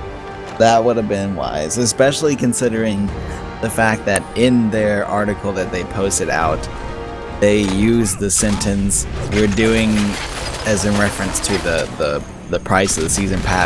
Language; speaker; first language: English; native; English